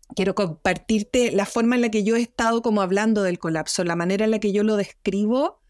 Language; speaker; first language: Spanish; native; Spanish